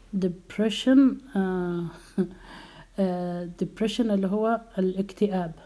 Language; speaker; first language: Arabic; native; Arabic